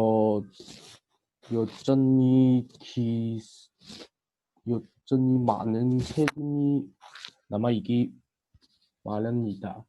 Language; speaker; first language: Korean; non-native, learner; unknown